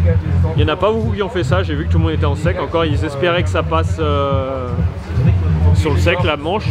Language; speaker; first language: French; native; French